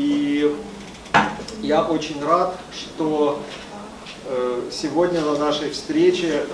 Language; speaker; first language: Russian; native; Russian